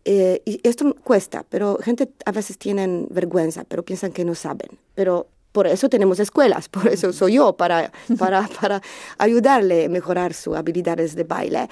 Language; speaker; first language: Spanish; non-native, learner; Polish